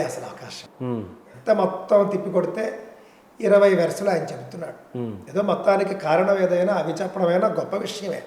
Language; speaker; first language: Telugu; native; Telugu